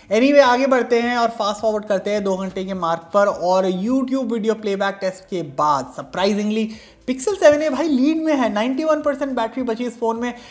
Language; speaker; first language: Hindi; native; Hindi